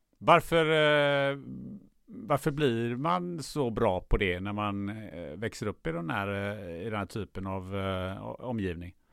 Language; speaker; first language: Swedish; non-native, local second language; German